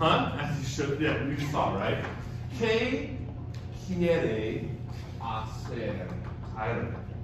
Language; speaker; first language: English; native; English